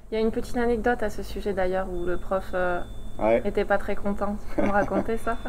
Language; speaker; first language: French; native; French